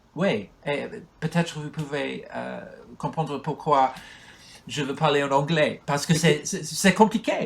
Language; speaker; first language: French; non-native, learner; English